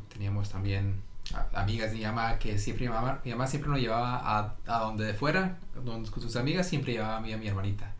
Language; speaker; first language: Spanish; early bilingual, heritage; Norwegian